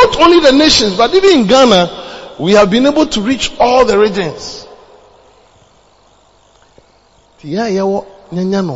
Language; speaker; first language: English; non-native, local second language; Akan